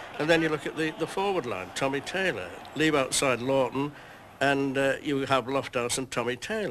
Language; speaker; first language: English; native; English